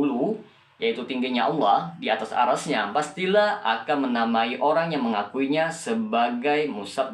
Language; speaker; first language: Indonesian; native; Indonesian